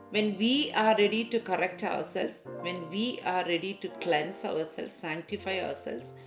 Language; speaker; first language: English; non-native, local second language; Malayalam